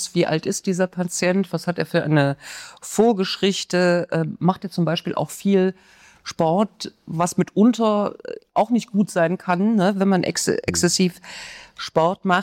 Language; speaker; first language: German; native; German